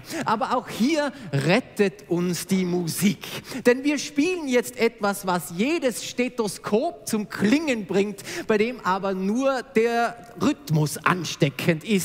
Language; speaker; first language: German; native; German